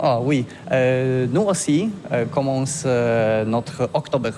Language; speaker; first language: French; non-native, learner; Polish